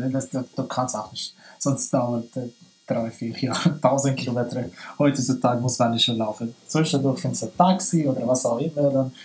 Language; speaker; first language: German; non-native, fluent; Persian